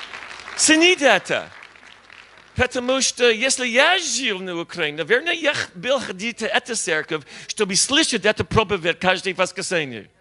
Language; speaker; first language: Russian; non-native, learner; English